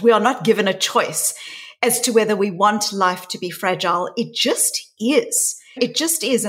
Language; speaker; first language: English; native; English